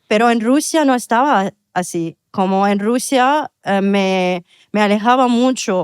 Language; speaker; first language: Spanish; non-native, fluent; Arabic